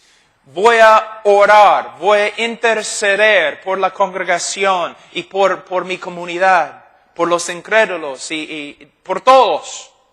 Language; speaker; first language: Spanish; non-native, fluent; English